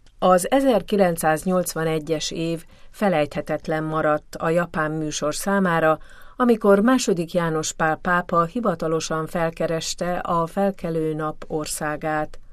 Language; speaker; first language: Hungarian; native; Hungarian